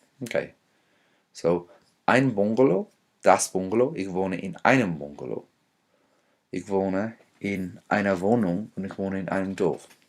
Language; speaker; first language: German; non-native, fluent; English